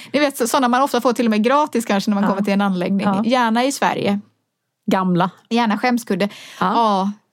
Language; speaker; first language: Swedish; native; Swedish